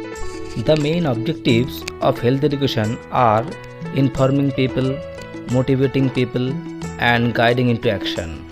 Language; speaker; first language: English; non-native, local second language; Bangla